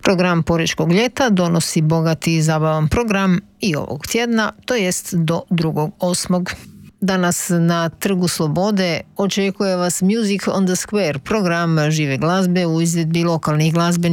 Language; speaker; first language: Croatian; native; Croatian